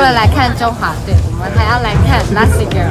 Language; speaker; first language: Chinese; native; Chinese